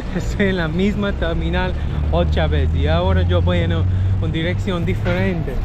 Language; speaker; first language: Spanish; non-native, learner; English